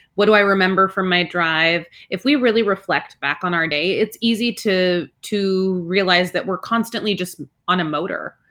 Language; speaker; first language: English; early bilingual, other home language; Spanish